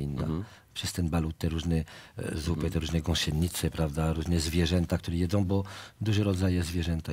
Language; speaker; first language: Polish; non-native, fluent; French